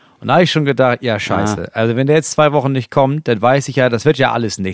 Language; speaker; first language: German; native; German